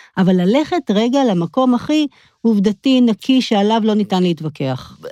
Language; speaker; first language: Hebrew; native; Hebrew